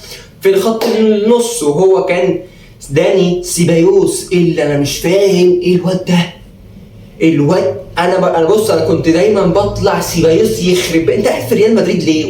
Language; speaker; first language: Arabic; native; Arabic